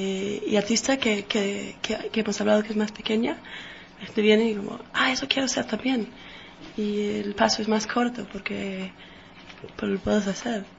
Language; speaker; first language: Spanish; non-native, fluent; Danish